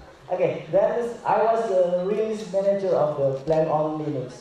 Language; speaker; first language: English; non-native, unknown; Indonesian